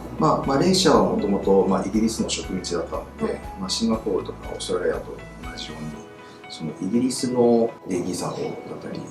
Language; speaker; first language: Japanese; non-native, fluent; Chinese